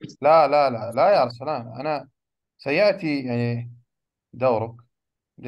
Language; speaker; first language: Arabic; non-native, fluent; Urdu